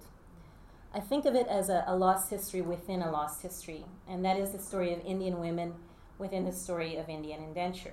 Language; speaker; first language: English; native; English